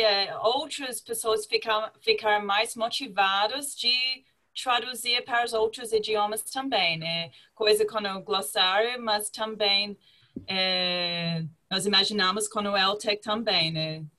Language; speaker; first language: Portuguese; non-native, fluent; English